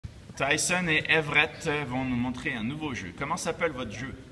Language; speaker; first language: French; native; French